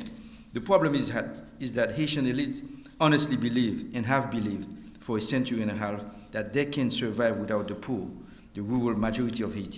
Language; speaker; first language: English; non-native, fluent; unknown